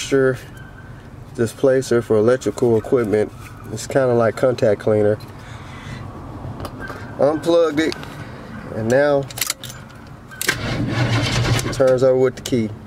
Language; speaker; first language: English; native; English